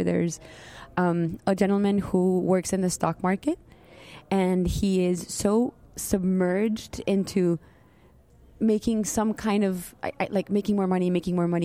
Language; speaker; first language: English; non-native, fluent; Spanish